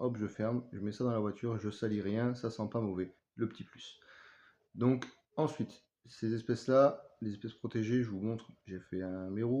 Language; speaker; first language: French; native; French